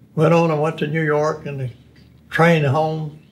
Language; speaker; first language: English; native; English